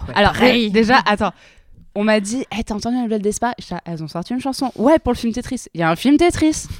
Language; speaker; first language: French; native; French